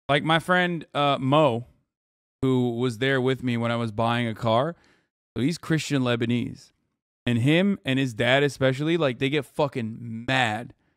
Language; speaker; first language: English; early bilingual, other home language; Turkish